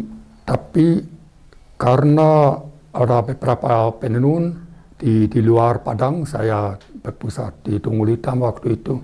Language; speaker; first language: Indonesian; non-native, fluent; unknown